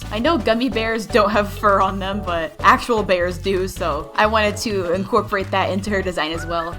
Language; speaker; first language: English; native; English